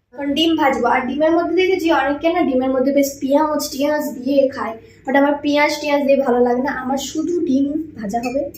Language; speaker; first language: Bangla; non-native, local second language; Santali